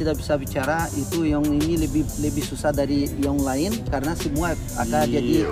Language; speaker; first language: Indonesian; non-native, learner; Portuguese